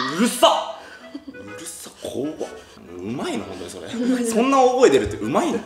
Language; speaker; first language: Japanese; native; Japanese